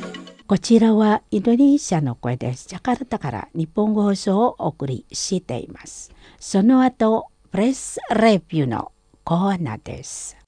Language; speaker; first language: Japanese; non-native, fluent; Indonesian